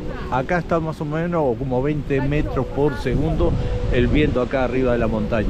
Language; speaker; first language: Spanish; native; Spanish